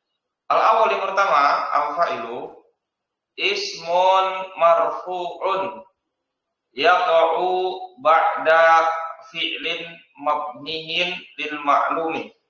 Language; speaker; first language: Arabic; non-native, fluent; Indonesian